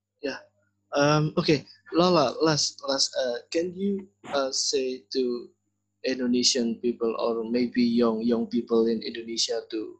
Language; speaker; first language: English; non-native, learner; Indonesian